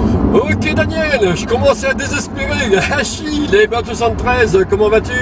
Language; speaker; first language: French; native; French